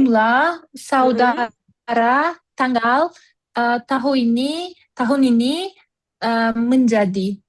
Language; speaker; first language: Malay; non-native, learner; Turkish